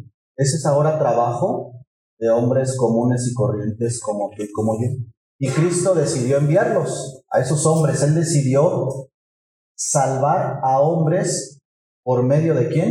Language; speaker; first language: Spanish; native; Spanish